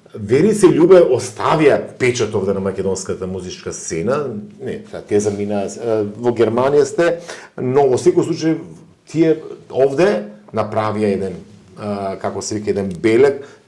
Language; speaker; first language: Macedonian; native; Macedonian